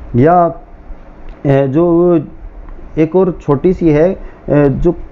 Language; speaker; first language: Hindi; non-native, local second language; Rajasthani